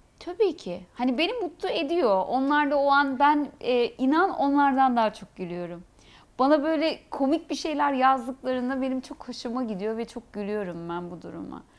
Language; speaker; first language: Turkish; early bilingual, heritage; Turkish